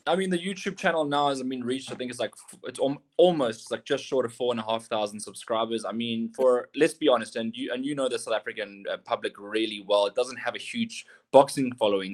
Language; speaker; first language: English; native; English